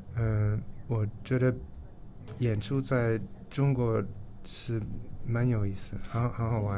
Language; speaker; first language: Chinese; non-native, fluent; English